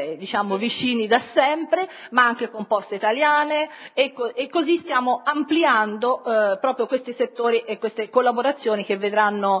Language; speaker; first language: Italian; native; Italian